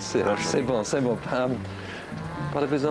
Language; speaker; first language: French; non-native, learner; English